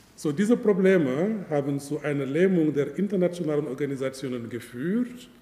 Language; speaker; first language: German; non-native, fluent; Wolof